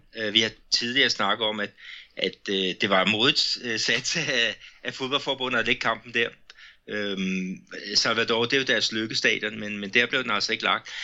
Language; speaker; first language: Danish; native; Danish